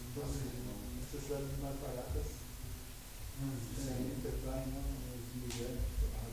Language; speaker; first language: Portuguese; non-native, learner; Spanish